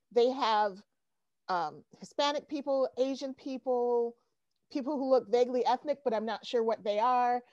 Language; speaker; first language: English; native; English